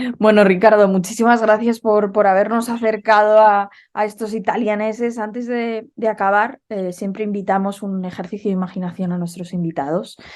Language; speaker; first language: Spanish; native; Spanish